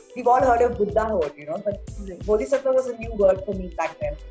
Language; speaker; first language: English; non-native, local second language; Hindi